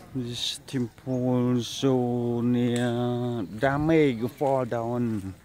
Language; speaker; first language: English; non-native, learner; Khmer